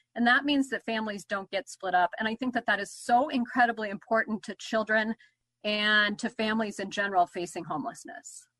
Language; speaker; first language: English; native; English